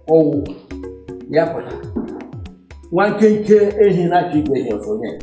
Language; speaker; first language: Igbo; native; Igbo